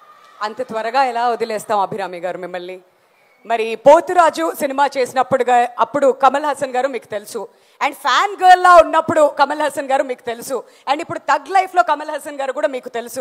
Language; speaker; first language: Telugu; native; Telugu